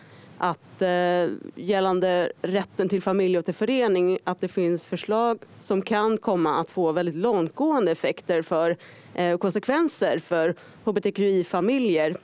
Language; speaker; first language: Swedish; native; Swedish